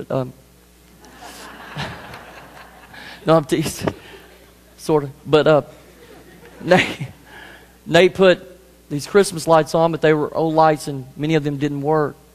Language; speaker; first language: English; native; English